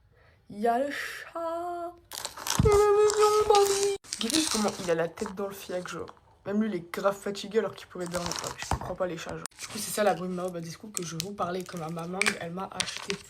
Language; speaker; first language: French; native; French